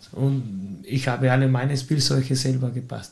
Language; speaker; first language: German; non-native, fluent; Spanish